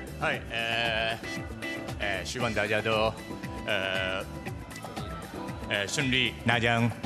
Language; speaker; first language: Chinese; non-native, learner; Japanese